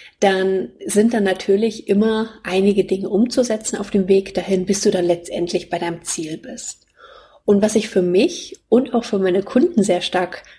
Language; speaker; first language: German; native; German